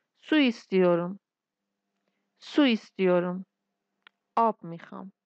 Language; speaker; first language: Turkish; non-native, fluent; Persian